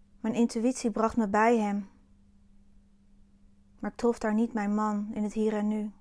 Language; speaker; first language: Dutch; native; Dutch